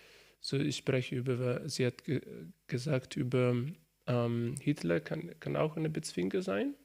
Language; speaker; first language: German; non-native, learner; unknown